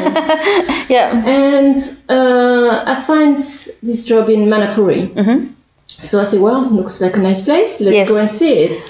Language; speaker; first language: English; non-native, fluent; French